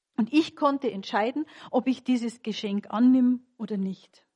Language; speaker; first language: German; native; German